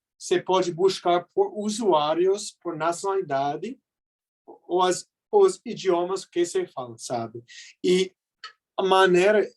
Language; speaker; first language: Portuguese; non-native, fluent; English